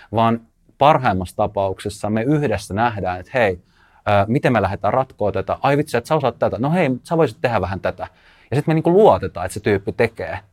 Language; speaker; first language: Finnish; early bilingual, other home language; Russian